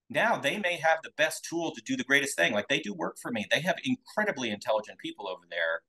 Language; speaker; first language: English; native; English